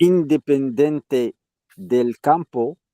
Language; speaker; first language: Spanish; non-native, learner; Arabic